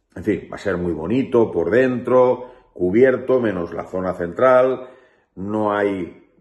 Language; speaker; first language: Spanish; native; Spanish